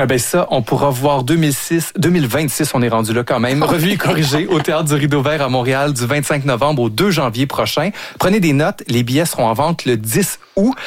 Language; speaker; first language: French; native; French